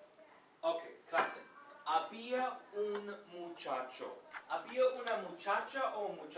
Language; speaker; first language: Spanish; non-native, fluent; English